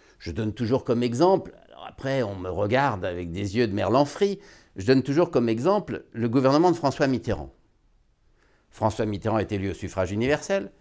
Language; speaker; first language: French; native; French